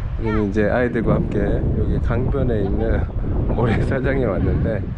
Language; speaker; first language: Korean; native; Korean